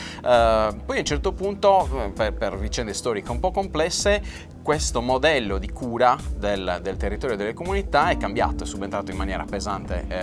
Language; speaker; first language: Italian; native; Italian